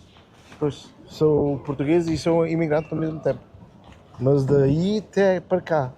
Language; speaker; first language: Portuguese; non-native, learner; German